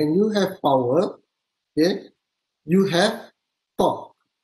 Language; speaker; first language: English; non-native, local second language; Malay